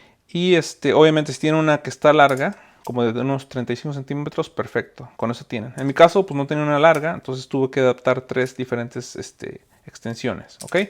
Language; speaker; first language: Spanish; native; Spanish